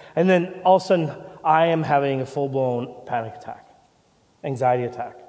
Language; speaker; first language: English; native; English